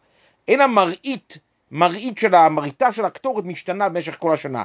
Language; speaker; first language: Hebrew; native; Hebrew